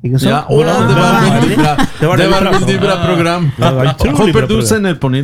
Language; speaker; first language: Norwegian; non-native, learner; Spanish